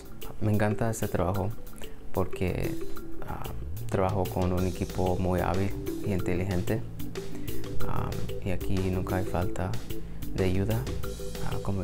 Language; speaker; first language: Spanish; early bilingual, heritage; Spanish